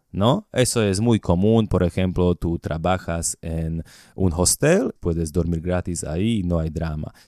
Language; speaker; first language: Spanish; non-native, fluent; Slovak